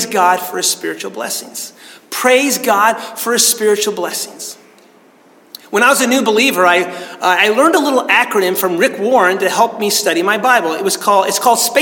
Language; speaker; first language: English; native; English